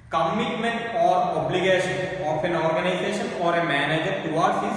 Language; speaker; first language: English; non-native, local second language; Malayalam